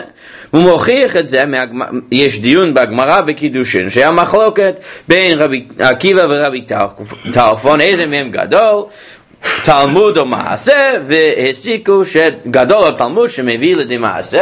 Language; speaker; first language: Hebrew; non-native, fluent; English